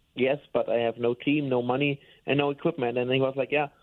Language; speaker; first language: English; non-native, fluent; German